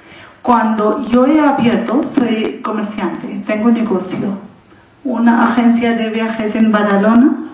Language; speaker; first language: Spanish; non-native, learner; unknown